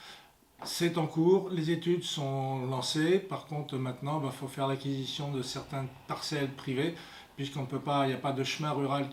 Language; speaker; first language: French; native; French